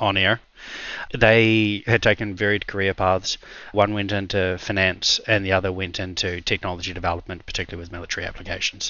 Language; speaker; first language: English; native; English